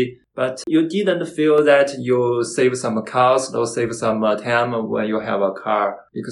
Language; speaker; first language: English; non-native, learner; Chinese